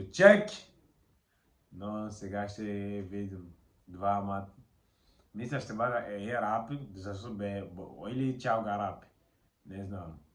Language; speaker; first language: Bulgarian; non-native, learner; Portuguese